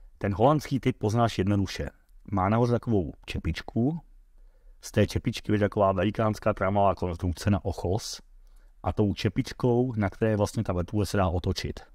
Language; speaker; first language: Czech; early bilingual, heritage; Dutch